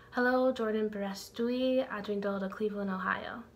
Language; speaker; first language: Welsh; non-native, learner; English